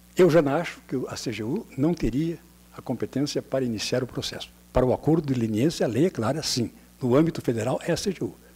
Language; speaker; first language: Portuguese; native; Portuguese